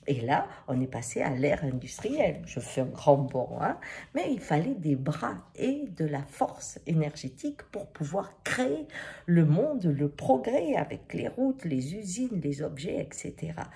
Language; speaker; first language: French; native; French